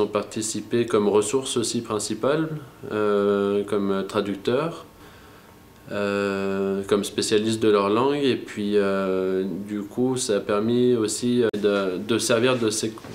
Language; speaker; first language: French; native; French